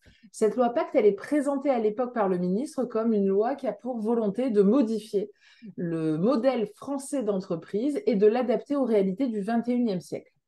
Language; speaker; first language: French; native; French